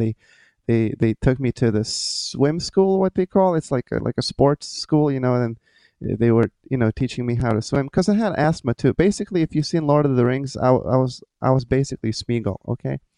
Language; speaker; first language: English; non-native, fluent; Lithuanian